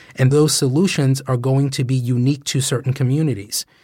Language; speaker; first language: English; native; English